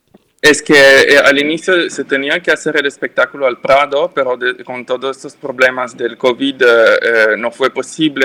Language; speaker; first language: Spanish; non-native, fluent; French